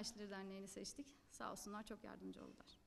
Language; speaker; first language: Turkish; native; Turkish